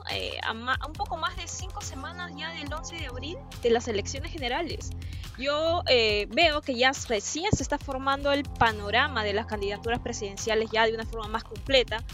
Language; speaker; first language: Spanish; native; Spanish